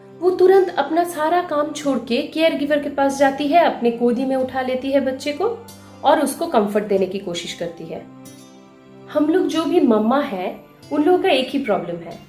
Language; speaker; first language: Hindi; non-native, local second language; Bangla